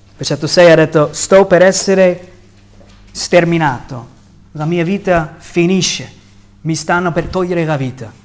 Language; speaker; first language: Italian; non-native, fluent; English